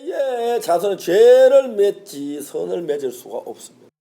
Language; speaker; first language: Korean; native; Korean